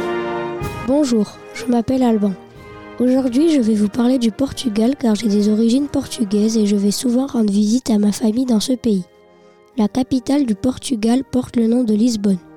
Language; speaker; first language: French; early bilingual, other home language; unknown